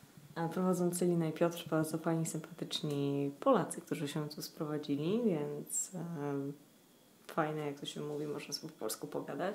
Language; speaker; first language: Polish; native; Polish